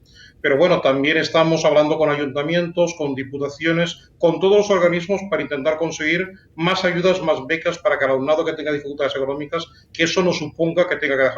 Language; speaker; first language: Spanish; native; Spanish